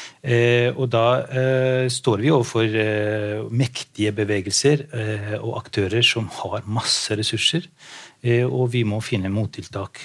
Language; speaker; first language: Norwegian; non-native, fluent; Albanian